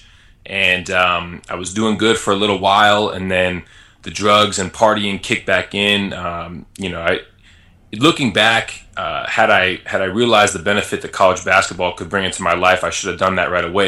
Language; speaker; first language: English; native; English